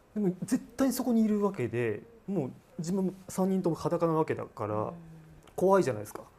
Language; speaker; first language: Japanese; native; Japanese